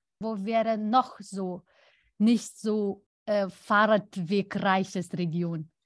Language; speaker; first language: German; non-native, fluent; Lithuanian